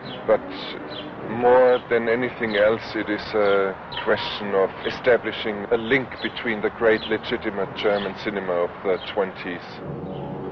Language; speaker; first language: English; non-native, fluent; German